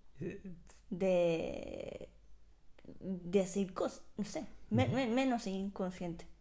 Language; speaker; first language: Spanish; non-native, fluent; Japanese